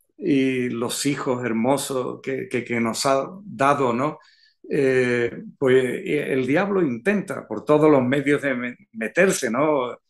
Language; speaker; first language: Spanish; native; Spanish